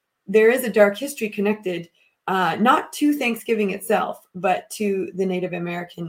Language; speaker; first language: English; native; English